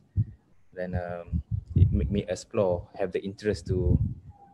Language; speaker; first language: English; non-native, local second language; Malay